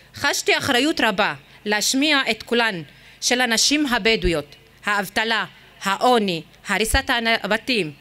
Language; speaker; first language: Hebrew; non-native, local second language; Arabic